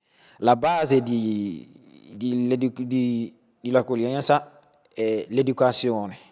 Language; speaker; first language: Italian; non-native, learner; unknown